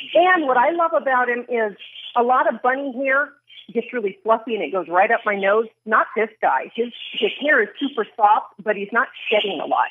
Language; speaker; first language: English; native; English